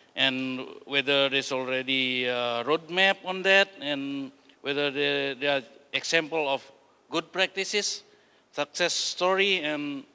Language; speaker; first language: English; non-native, fluent; Indonesian